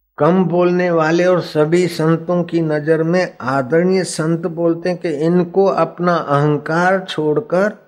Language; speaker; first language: Hindi; non-native, local second language; Sindhi